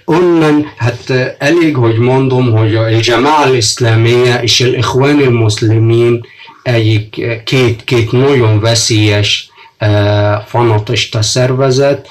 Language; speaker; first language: Hungarian; non-native, fluent; Arabic